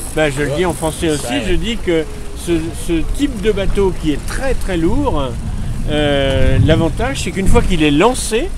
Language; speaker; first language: French; native; French